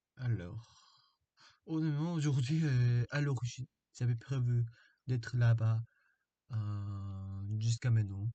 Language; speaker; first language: French; non-native, learner; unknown